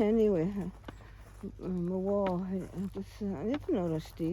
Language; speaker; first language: Irish; native; Irish